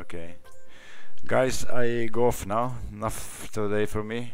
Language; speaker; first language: English; non-native, learner; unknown